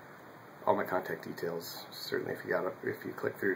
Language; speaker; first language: English; native; English